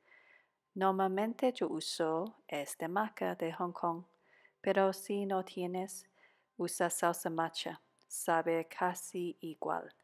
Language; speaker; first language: Spanish; non-native, fluent; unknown